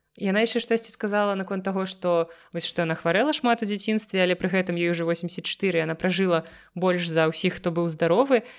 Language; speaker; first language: Belarusian; native; Belarusian